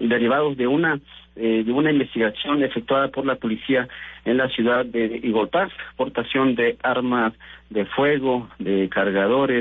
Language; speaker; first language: Spanish; native; Spanish